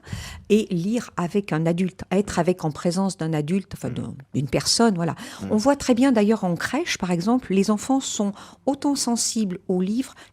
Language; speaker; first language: French; native; French